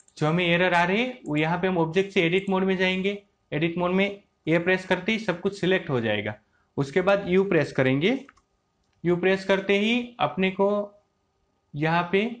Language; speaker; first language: Hindi; native; Hindi